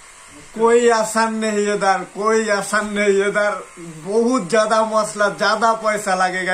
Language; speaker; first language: Hindi; non-native, learner; Bangla